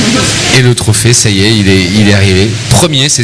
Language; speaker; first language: French; native; French